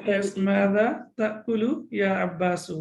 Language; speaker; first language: Arabic; non-native, fluent; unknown